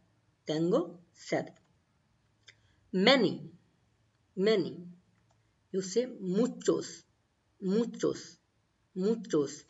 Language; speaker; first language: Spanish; non-native, learner; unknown